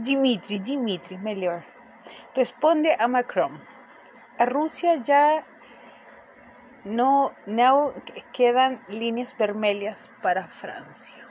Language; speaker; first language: Portuguese; non-native, fluent; Spanish